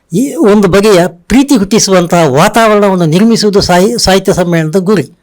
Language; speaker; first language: Kannada; non-native, local second language; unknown